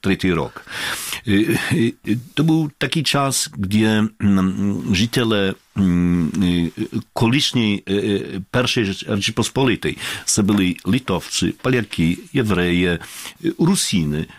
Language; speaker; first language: Ukrainian; non-native, fluent; Polish